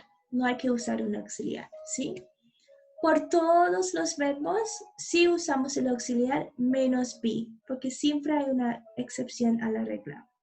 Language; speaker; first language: Spanish; non-native, learner; English